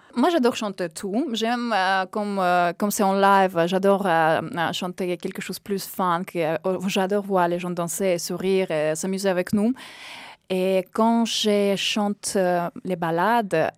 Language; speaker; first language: French; non-native, fluent; Russian